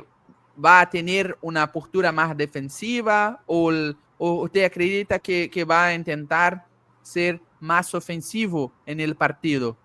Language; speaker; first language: Spanish; non-native, learner; Portuguese